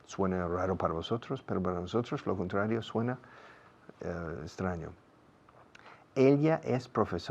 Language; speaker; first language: Spanish; non-native, fluent; English